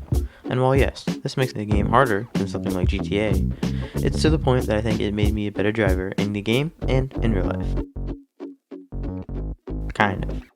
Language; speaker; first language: English; native; English